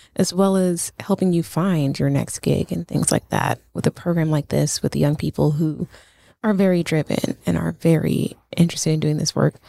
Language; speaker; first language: English; native; English